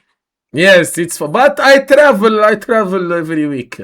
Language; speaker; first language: English; non-native, learner; Arabic